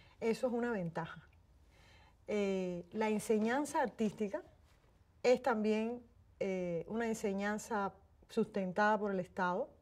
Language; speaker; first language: Spanish; native; Spanish